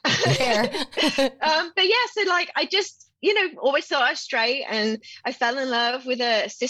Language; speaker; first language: English; native; English